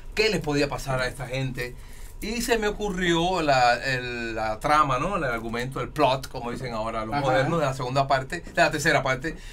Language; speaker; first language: Spanish; native; Spanish